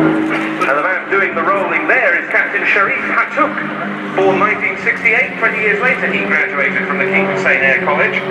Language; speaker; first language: English; native; English